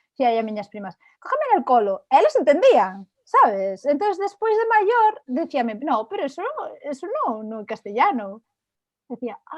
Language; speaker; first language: Galician; non-native, local second language; Spanish